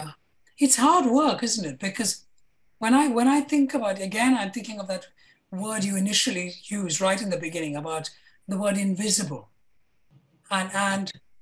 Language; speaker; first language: English; non-native, local second language; Malayalam